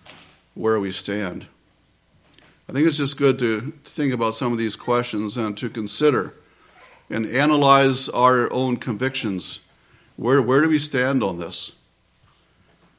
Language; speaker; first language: English; native; English